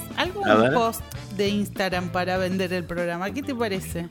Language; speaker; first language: Spanish; native; Spanish